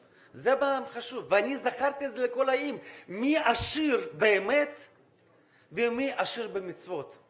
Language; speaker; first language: Hebrew; non-native, fluent; Russian